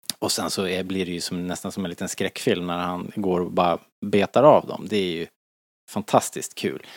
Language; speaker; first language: Swedish; native; Swedish